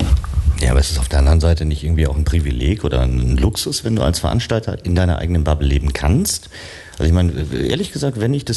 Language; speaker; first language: German; native; German